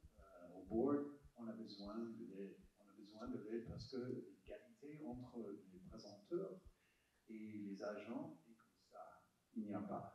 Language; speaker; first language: French; non-native, learner; English